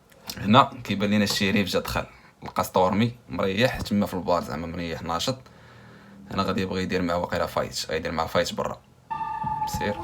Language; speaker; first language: Arabic; native; Arabic